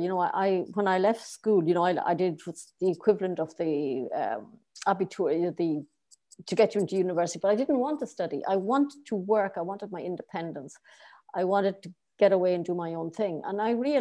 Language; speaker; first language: English; native; English